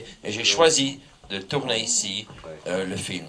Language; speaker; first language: French; non-native, fluent; English